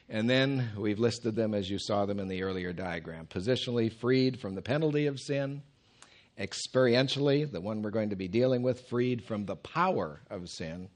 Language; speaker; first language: English; native; English